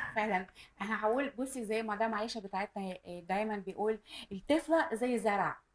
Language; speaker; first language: Egyptian Arabic; non-native, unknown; Azerbaijani